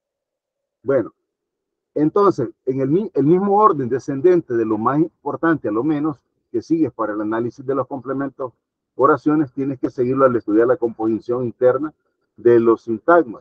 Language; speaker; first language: Spanish; native; Spanish